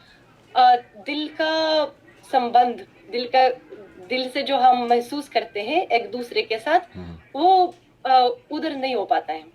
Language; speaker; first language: Hindi; non-native, fluent; Russian